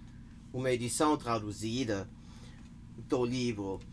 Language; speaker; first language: Portuguese; non-native, fluent; German